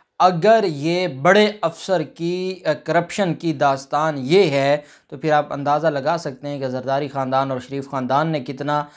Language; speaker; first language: Urdu; non-native, local second language; Punjabi